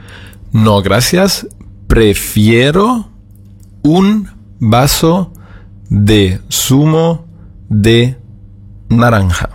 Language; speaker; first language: Spanish; non-native, fluent; German